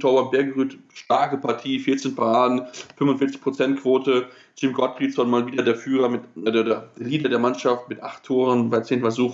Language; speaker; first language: German; native; German